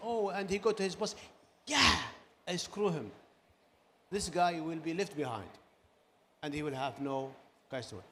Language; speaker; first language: English; non-native, learner; Arabic